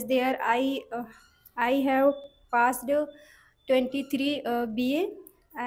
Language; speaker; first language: English; non-native, learner; Hindi